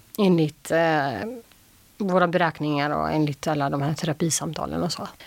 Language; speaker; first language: Swedish; early bilingual, other home language; Albanian